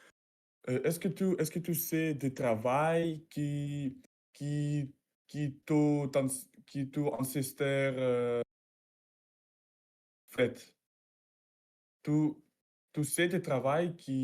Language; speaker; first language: French; non-native, learner; Russian